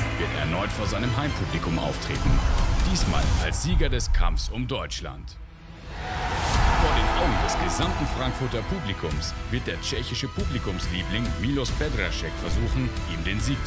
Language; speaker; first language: German; native; German